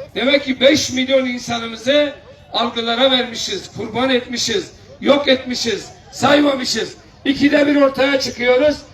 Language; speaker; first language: Turkish; non-native, local second language; Kurdish